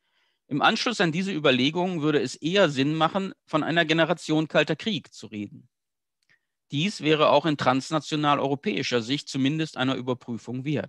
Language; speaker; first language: German; native; German